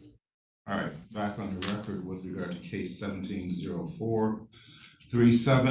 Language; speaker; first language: English; native; English